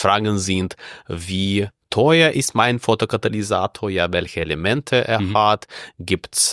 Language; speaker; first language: German; non-native, fluent; Russian